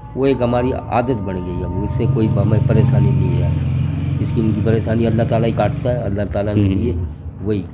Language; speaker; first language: Urdu; native; Urdu